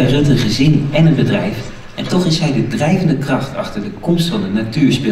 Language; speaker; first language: Dutch; native; Dutch